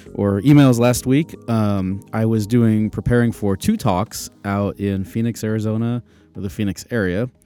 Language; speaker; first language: English; native; English